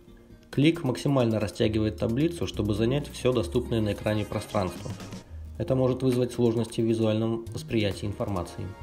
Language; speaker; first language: Russian; native; Russian